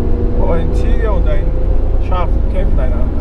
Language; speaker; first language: German; non-native, fluent; Mongolian